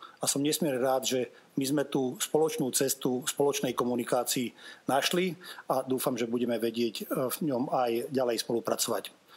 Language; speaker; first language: Slovak; non-native, local second language; Hungarian